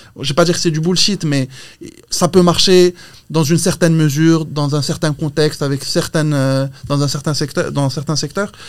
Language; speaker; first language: French; non-native, local second language; Arabic